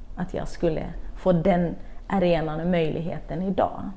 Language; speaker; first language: Swedish; non-native, fluent; Arabic